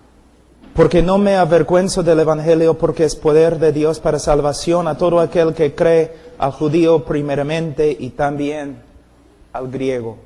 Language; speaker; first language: Spanish; non-native, fluent; English